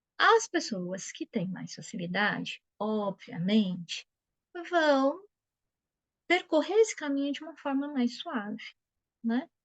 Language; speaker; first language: Portuguese; native; Portuguese